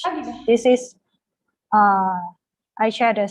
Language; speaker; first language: English; non-native, fluent; Thai